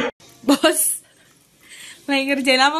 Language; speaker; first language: Indonesian; native; Indonesian